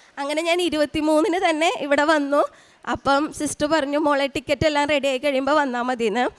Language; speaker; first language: Malayalam; native; Malayalam